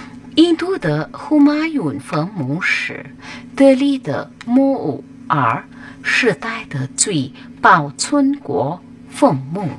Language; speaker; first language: Chinese; non-native, fluent; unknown